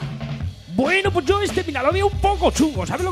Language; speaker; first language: Spanish; native; Spanish